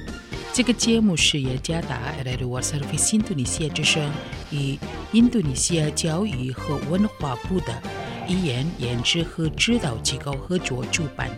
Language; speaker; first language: Chinese; early bilingual, heritage; Chinese